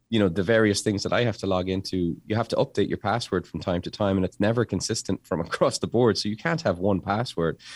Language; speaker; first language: English; native; English